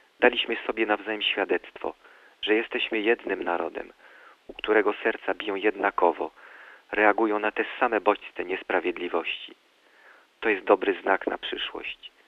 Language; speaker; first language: Polish; early bilingual, heritage; Polish